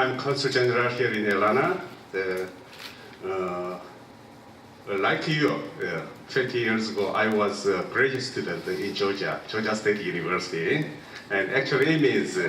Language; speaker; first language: English; non-native, local second language; Korean